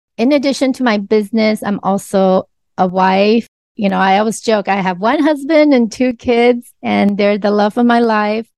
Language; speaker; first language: English; early bilingual, other home language; Chinese